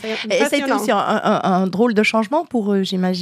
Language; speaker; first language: French; native; French